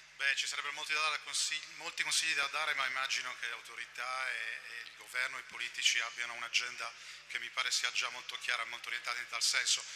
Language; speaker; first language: Italian; native; Italian